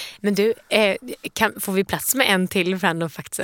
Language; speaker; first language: Swedish; native; Swedish